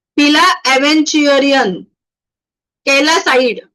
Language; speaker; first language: Hindi; non-native, local second language; Marathi